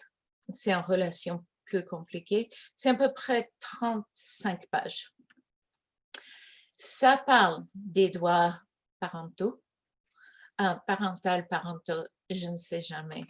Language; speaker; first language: French; early bilingual, heritage; English